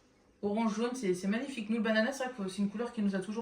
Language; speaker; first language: French; native; French